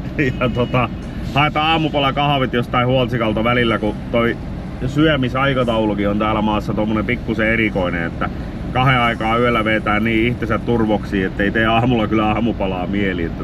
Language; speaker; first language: Finnish; native; Finnish